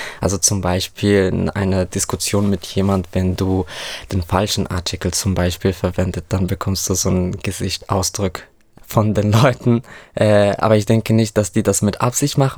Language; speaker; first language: German; non-native, fluent; Arabic